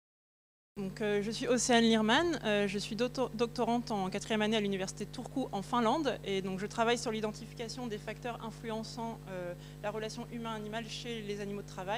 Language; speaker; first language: French; native; French